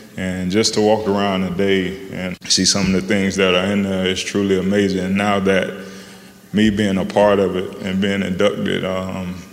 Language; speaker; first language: English; native; English